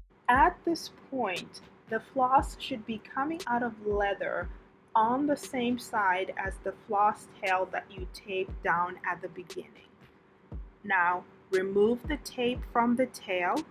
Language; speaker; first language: English; native; English